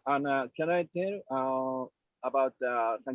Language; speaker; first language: English; non-native, learner; Japanese